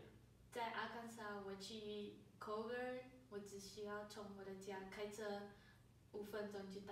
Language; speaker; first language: Chinese; early bilingual, heritage; Chinese